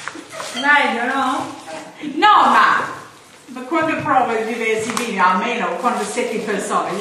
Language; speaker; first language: Italian; non-native, learner; English